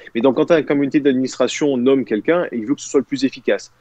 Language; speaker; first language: French; native; French